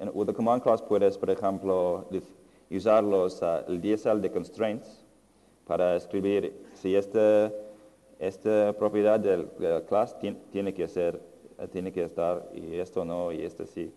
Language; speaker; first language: Spanish; non-native, fluent; English